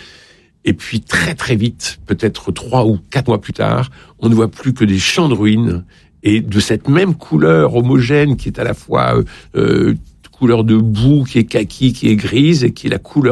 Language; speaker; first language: French; native; French